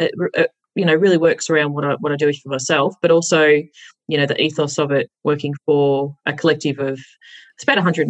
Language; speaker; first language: English; native; English